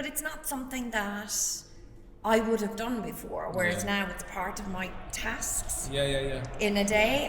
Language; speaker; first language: English; native; English